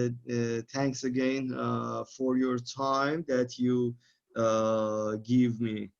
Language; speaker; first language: English; non-native, learner; Persian